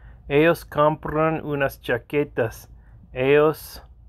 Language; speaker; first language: Spanish; non-native, learner; English